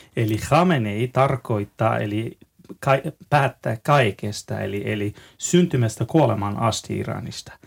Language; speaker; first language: Finnish; non-native, fluent; Persian